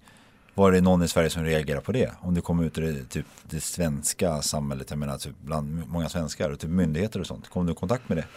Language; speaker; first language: Swedish; native; Swedish